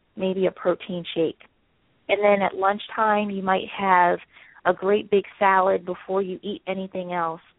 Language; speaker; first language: English; native; English